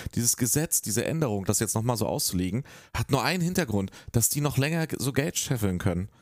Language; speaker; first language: German; native; German